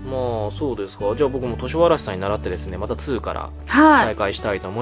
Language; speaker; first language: Japanese; native; Japanese